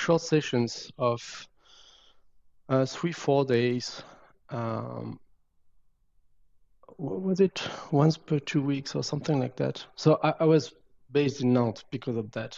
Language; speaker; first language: English; non-native, fluent; French